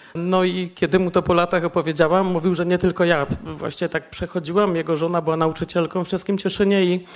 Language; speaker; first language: Polish; native; Polish